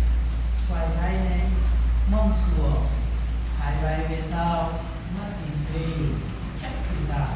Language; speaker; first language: Vietnamese; non-native, fluent; Hindi